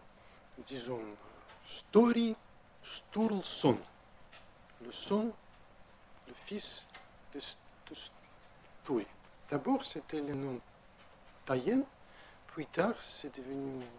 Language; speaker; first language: French; non-native, fluent; Russian